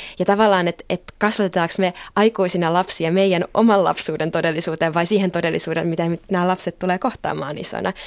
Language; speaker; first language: Finnish; native; Finnish